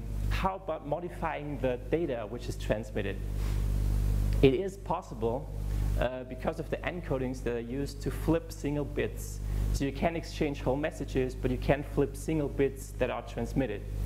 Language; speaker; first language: English; non-native, fluent; German